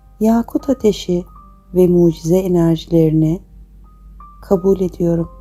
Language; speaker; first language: Turkish; native; Turkish